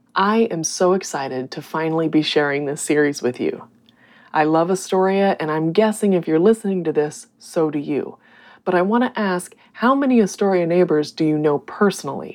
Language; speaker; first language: English; native; English